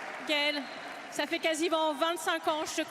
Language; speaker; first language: French; native; French